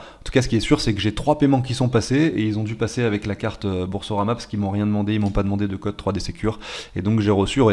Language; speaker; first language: French; native; French